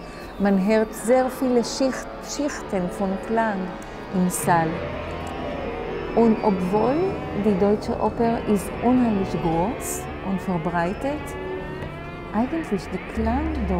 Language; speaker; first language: German; non-native, fluent; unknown